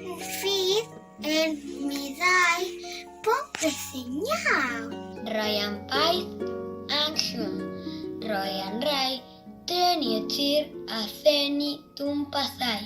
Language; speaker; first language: Welsh; non-native, learner; Spanish